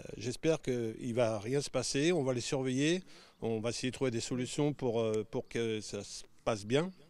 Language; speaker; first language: French; native; French